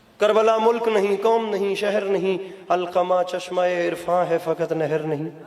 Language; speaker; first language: Urdu; non-native, local second language; Punjabi